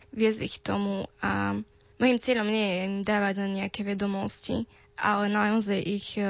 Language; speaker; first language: Slovak; non-native, local second language; Romany